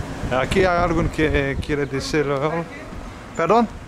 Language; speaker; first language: Spanish; non-native, learner; English